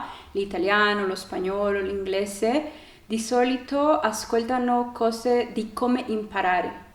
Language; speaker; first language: Italian; non-native, learner; Spanish